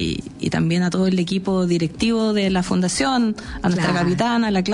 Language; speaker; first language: Spanish; native; Spanish